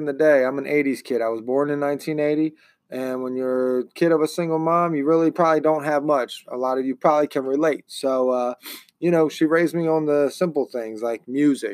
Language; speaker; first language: English; native; English